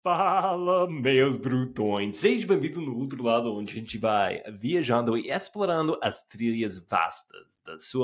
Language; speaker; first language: Portuguese; non-native, fluent; English